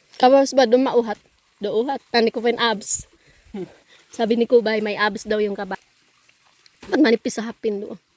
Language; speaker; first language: Filipino; non-native, local second language; Cebuano